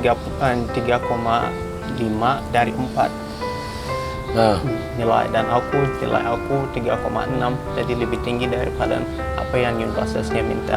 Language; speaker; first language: Indonesian; non-native, fluent; Hausa